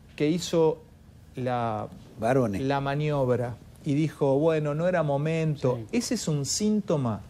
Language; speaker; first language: Spanish; native; Spanish